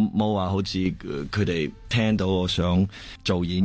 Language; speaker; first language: Chinese; early bilingual, heritage; Cantonese